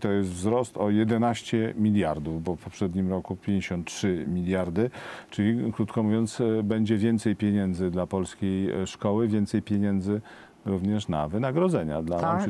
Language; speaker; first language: Polish; native; Polish